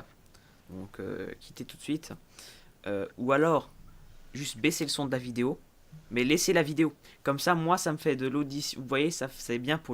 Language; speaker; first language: French; native; French